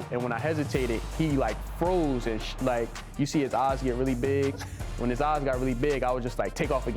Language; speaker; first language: English; native; English